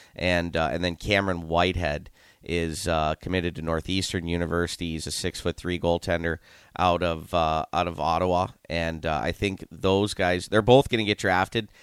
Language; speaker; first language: English; native; English